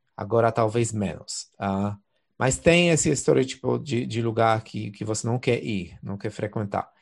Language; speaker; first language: Portuguese; non-native, fluent; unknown